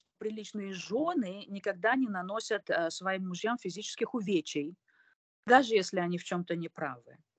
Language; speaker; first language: Russian; native; Russian